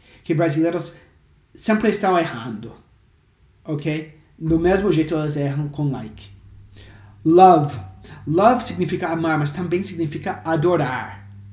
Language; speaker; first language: Portuguese; non-native, fluent; English